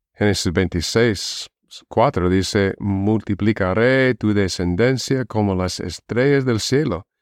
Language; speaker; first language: Spanish; non-native, fluent; English